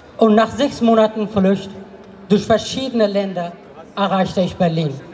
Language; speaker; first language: German; non-native, fluent; Persian